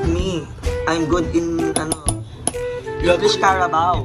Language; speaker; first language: English; non-native, local second language; Filipino